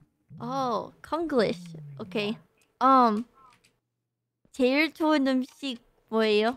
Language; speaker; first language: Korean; non-native, learner; English